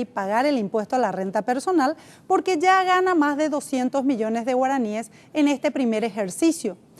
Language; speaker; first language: Spanish; native; Spanish